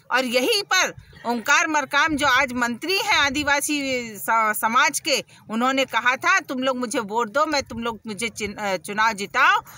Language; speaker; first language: Hindi; native; Hindi